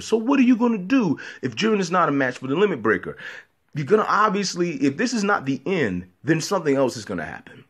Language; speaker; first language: English; native; English